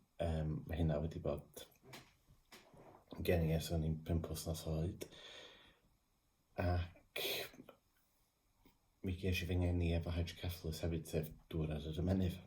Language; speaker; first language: Welsh; non-native, local second language; English